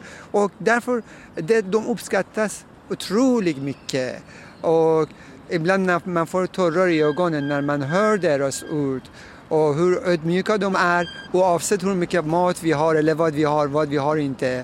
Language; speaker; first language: Swedish; non-native, fluent; Persian